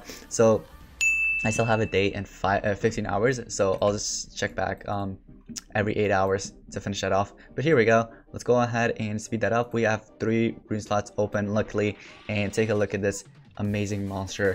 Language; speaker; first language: English; native; English